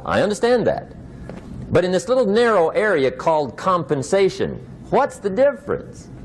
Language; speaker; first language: English; native; English